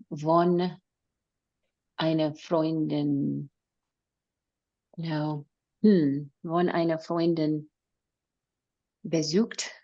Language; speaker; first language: German; non-native, learner; English